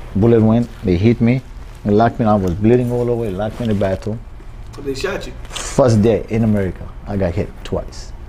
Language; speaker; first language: English; non-native, local second language; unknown